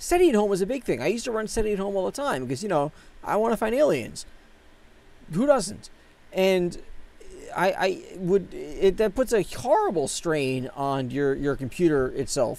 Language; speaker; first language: English; native; English